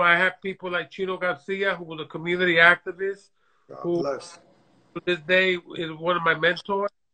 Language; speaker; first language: English; native; English